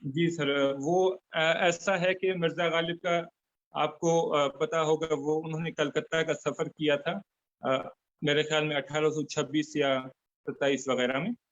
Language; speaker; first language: Urdu; non-native, fluent; Turkmen